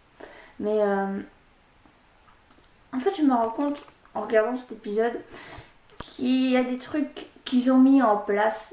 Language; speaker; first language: French; native; French